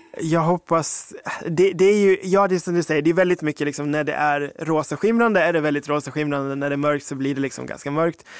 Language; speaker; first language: Swedish; early bilingual, other home language; English